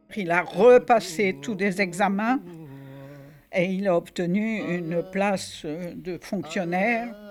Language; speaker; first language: French; native; French